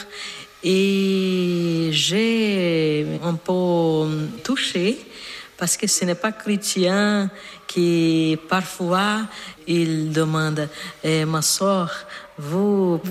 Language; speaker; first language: French; non-native, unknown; Portuguese